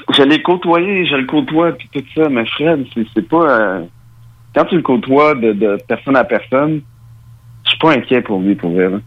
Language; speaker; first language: French; early bilingual, other home language; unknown